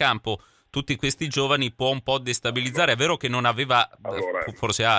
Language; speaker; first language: Italian; native; Italian